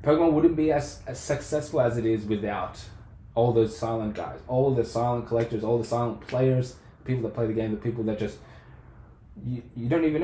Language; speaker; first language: English; native; English